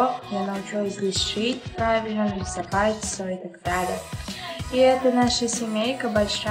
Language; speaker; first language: Russian; non-native, local second language; Uzbek